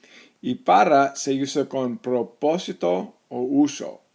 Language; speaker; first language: Spanish; non-native, fluent; English